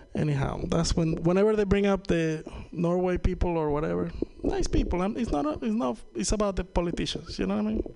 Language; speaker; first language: English; non-native, fluent; Spanish